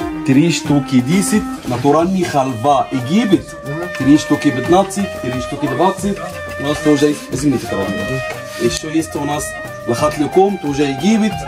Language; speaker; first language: Russian; non-native, learner; Arabic